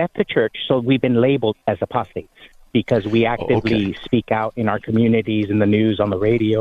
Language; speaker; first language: English; non-native, fluent; Spanish